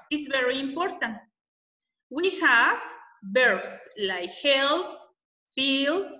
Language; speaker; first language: English; non-native, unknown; Spanish